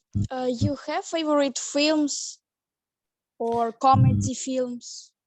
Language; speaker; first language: English; non-native, learner; Ukrainian